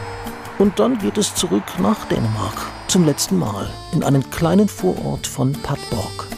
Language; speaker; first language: German; native; German